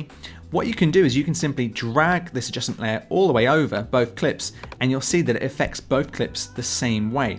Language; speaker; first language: English; native; English